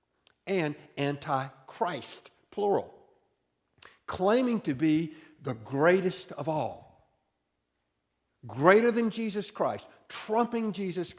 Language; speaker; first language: English; native; English